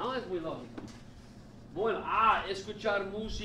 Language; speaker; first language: Spanish; non-native, fluent; English